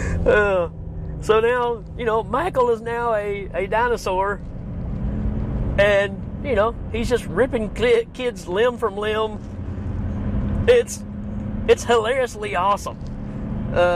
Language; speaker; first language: English; native; English